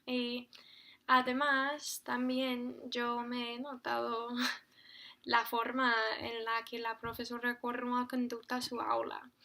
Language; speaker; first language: Spanish; non-native, fluent; English